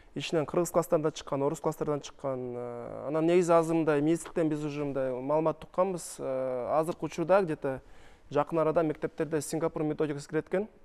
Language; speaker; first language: Kyrgyz; non-native, local second language; Russian